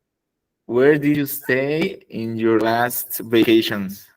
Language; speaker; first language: English; non-native, learner; Spanish